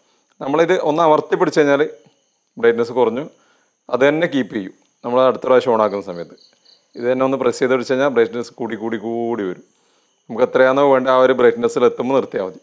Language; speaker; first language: Malayalam; native; Malayalam